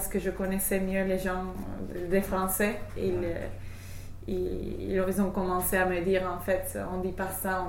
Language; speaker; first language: French; non-native, fluent; English